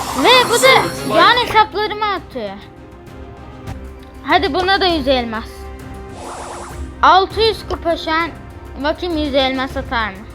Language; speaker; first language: Turkish; native; Turkish